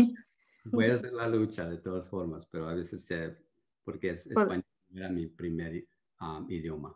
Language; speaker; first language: Spanish; early bilingual, heritage; Spanish